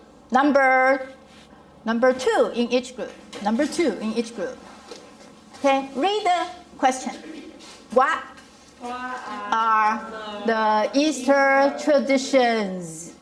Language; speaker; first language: English; non-native, fluent; Chinese